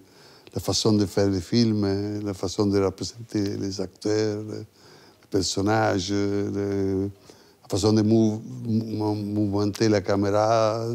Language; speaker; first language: French; non-native, fluent; Italian